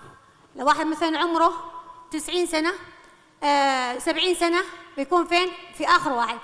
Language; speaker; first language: Arabic; native; Arabic